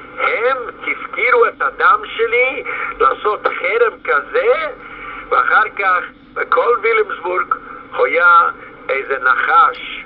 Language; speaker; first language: Hebrew; non-native, fluent; Yiddish